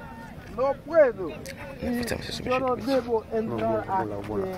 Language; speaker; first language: Spanish; non-native, learner; Haitian Creole